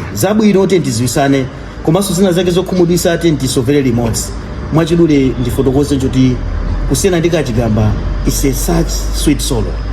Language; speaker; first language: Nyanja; non-native, local second language; Tumbuka